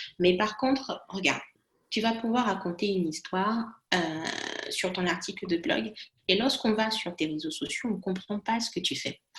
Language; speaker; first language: French; non-native, local second language; Lingala